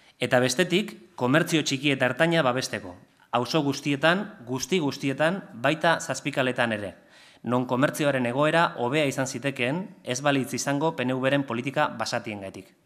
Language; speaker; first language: Basque; non-native, local second language; Spanish